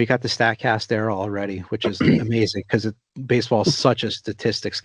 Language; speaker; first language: English; native; English